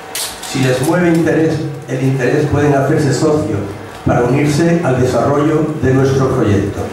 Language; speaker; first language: Spanish; native; Spanish